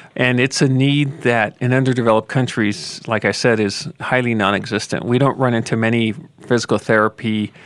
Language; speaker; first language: English; native; English